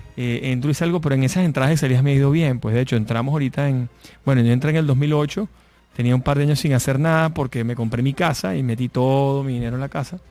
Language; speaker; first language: Spanish; native; Spanish